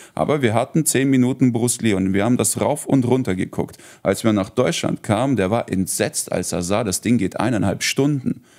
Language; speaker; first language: German; early bilingual, heritage; Russian